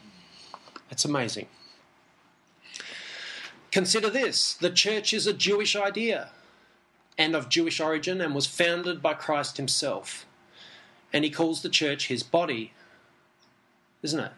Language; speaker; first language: English; native; English